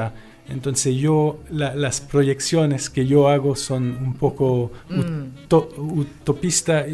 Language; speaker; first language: Spanish; non-native, fluent; French